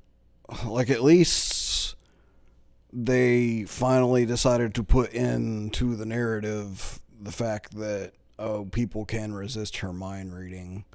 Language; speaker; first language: English; native; English